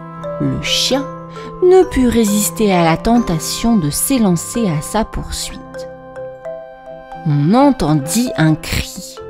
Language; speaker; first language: French; native; French